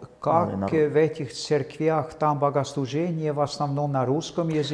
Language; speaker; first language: Russian; non-native, fluent; Swedish